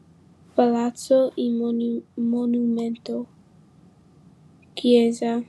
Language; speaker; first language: Italian; non-native, learner; English